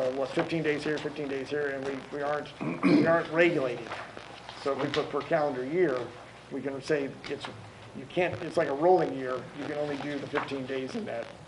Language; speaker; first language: English; native; English